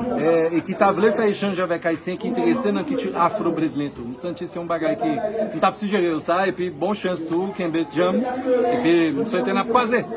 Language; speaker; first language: Haitian Creole; non-native, fluent; Portuguese